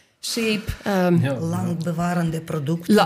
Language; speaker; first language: Dutch; non-native, learner; Ukrainian